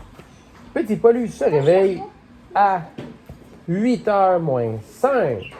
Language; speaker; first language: French; native; French